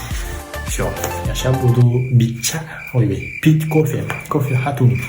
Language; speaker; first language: Russian; non-native, local second language; Kazakh